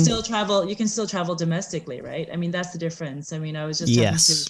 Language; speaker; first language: English; native; English